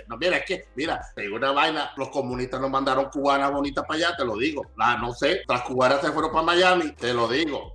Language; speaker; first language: Spanish; native; Spanish